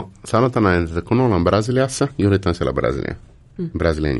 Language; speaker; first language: Finnish; non-native, fluent; Portuguese